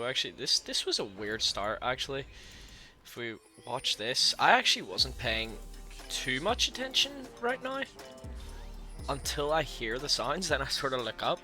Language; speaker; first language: English; native; English